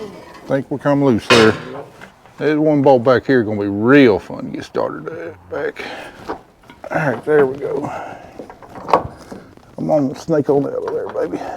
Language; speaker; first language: English; native; English